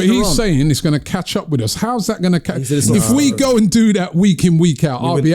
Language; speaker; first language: English; native; English